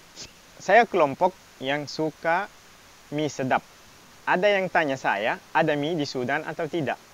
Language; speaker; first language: Indonesian; non-native, fluent; Arabic